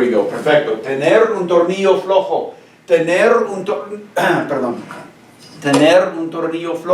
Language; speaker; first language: Spanish; non-native, fluent; English